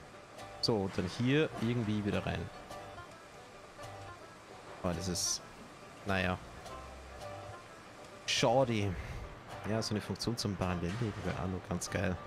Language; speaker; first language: German; native; German